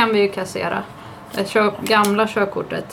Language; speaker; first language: Swedish; native; Swedish